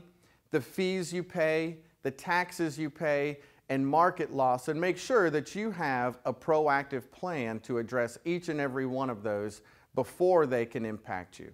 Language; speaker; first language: English; native; English